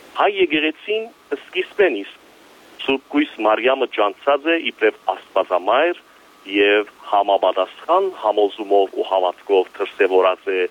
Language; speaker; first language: Armenian; early bilingual, heritage; Armenian